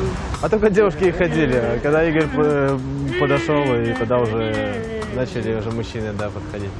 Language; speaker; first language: Russian; native; Russian